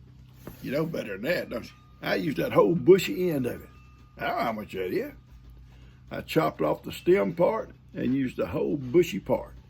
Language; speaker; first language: English; native; English